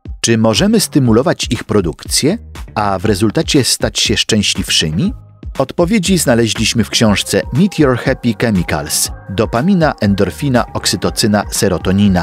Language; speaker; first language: Polish; native; Polish